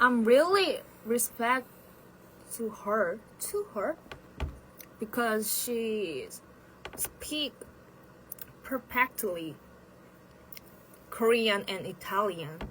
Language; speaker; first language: English; non-native, learner; Korean